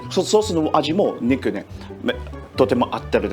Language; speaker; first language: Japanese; non-native, learner; English